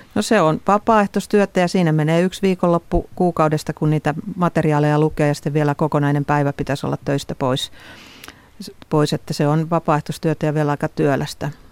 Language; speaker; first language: Finnish; native; Finnish